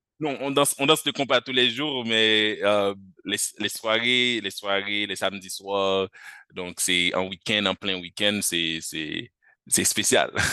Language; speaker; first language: French; non-native, local second language; Haitian Creole